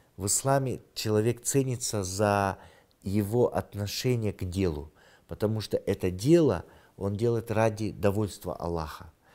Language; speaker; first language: Russian; non-native, local second language; Kyrgyz